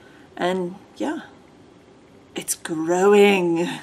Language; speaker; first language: English; native; English